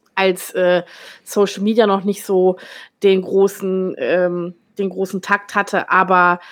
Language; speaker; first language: German; native; German